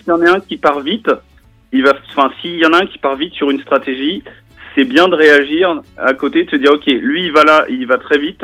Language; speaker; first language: French; native; French